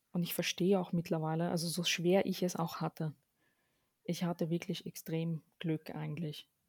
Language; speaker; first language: German; early bilingual, other home language; Arabic